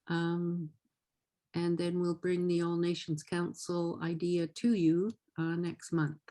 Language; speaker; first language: English; native; English